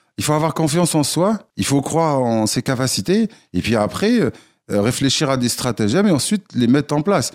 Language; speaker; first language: French; non-native, local second language; Arabic